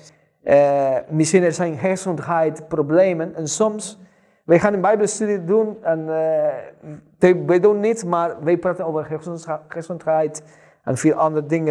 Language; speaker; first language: Dutch; non-native, fluent; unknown